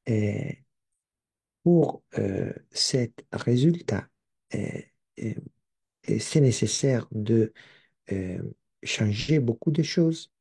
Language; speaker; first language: French; non-native, learner; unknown